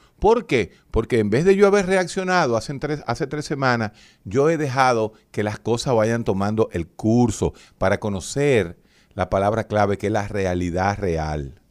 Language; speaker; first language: Spanish; native; Spanish